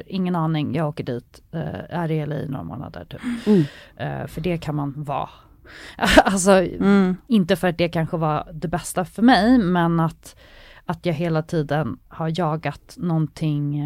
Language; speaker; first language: Swedish; native; Swedish